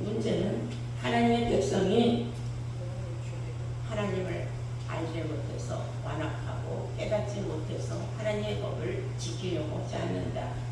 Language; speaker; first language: Korean; native; Korean